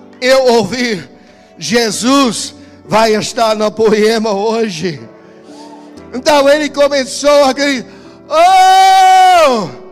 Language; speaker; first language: Portuguese; non-native, fluent; English